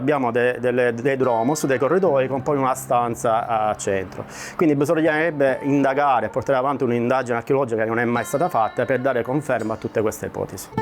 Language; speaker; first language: Italian; native; Italian